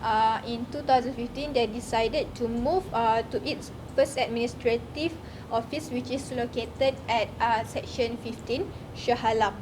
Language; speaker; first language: English; non-native, learner; Malay